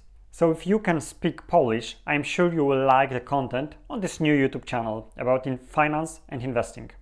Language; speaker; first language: English; non-native, fluent; Polish